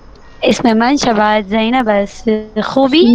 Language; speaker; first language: Persian; non-native, learner; Urdu